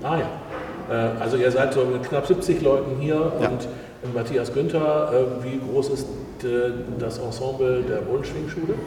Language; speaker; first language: German; native; German